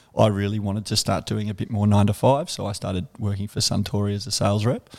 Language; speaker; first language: English; native; English